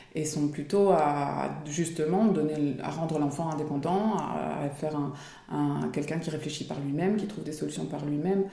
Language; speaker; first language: French; native; French